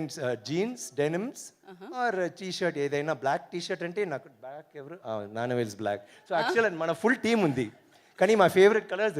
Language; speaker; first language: Telugu; non-native, learner; Tamil